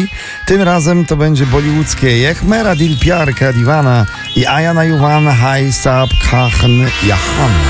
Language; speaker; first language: Polish; native; Polish